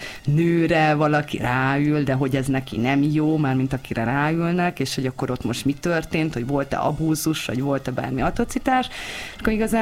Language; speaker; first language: Hungarian; native; Hungarian